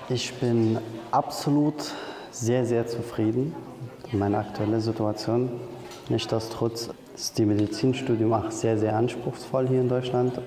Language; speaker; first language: German; non-native, fluent; Arabic